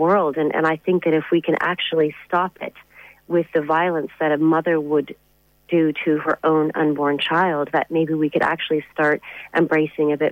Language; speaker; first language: English; native; English